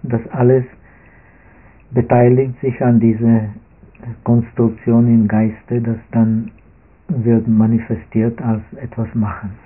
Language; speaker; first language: German; non-native, fluent; Czech